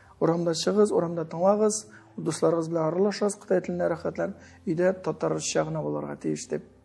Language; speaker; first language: Tatar; early bilingual, heritage; Tatar